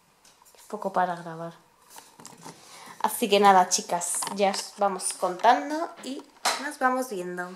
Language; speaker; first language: Spanish; native; Spanish